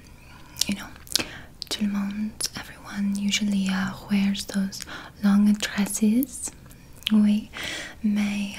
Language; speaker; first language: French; non-native, learner; English